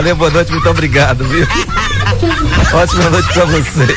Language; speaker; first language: Portuguese; native; Portuguese